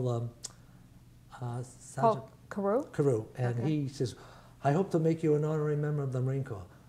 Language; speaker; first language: English; early bilingual, other home language; Italian